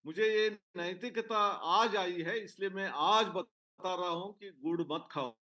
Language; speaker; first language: Hindi; non-native, local second language; Marathi